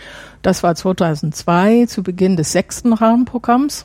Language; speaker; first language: German; non-native, fluent; English